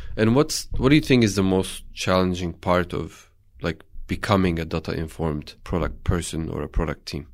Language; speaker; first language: English; non-native, fluent; Turkish